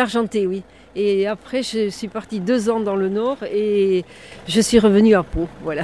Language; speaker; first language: French; native; French